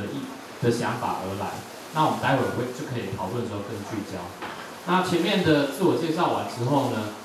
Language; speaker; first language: Chinese; native; Chinese